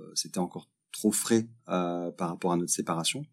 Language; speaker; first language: French; native; French